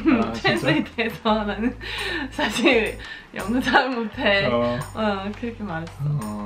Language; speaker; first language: Korean; non-native, fluent; Swedish